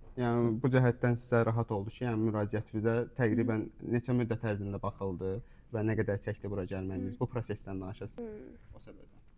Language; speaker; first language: Azerbaijani; native; Azerbaijani